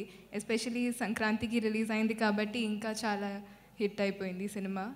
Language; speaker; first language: Telugu; non-native, fluent; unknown